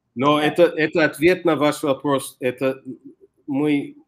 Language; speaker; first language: Russian; non-native, fluent; English